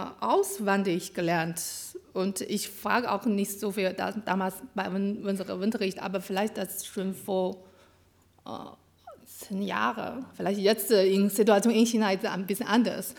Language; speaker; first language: German; non-native, learner; Chinese